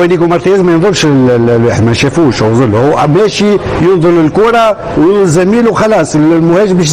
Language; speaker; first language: Arabic; native; Arabic